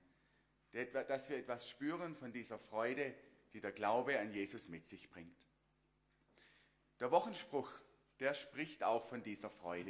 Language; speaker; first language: German; native; German